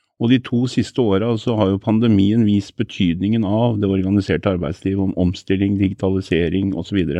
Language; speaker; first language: Norwegian; native; Norwegian